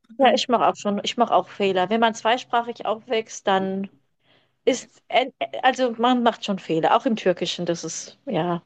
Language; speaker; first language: German; early bilingual, other home language; Turkish